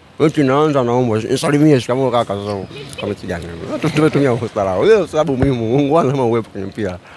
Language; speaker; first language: Swahili; native; Swahili